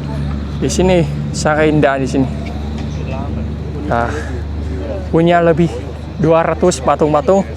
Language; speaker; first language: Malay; non-native, fluent; Vietnamese